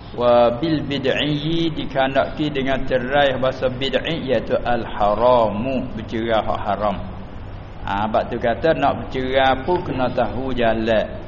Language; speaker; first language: Malay; native; Malay